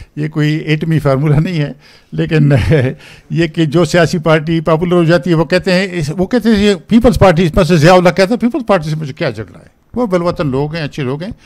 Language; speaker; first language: Urdu; non-native, local second language; Pashto